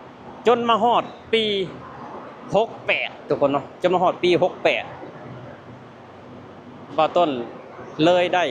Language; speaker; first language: Thai; non-native, local second language; Lao